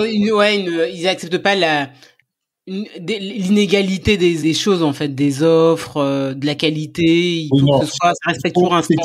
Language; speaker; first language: French; native; French